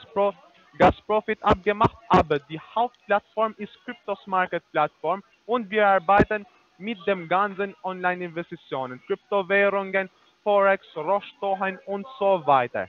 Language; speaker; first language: German; non-native, learner; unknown